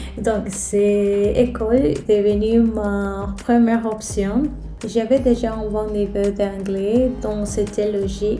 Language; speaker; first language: French; non-native, fluent; Spanish